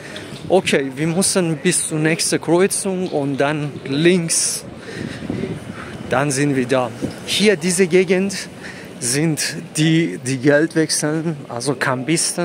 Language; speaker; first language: German; non-native, fluent; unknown